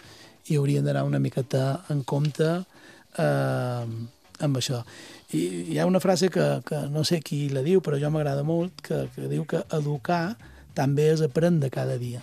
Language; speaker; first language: Catalan; native; Catalan